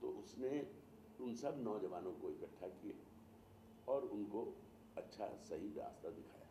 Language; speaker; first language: Hindi; native; Hindi